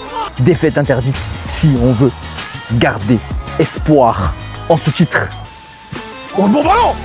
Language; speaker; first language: French; native; French